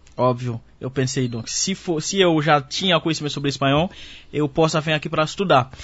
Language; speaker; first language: Portuguese; non-native, fluent; Haitian Creole